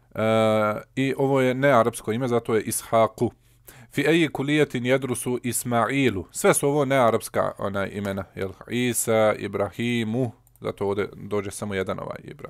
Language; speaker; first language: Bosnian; early bilingual, heritage; Bosnian